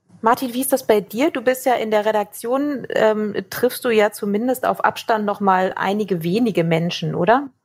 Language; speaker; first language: German; native; German